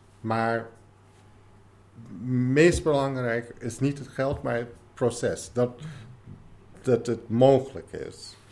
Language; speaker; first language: Dutch; non-native, fluent; English